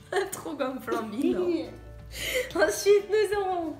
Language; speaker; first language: French; native; French